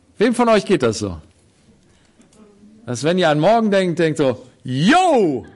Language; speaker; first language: German; native; German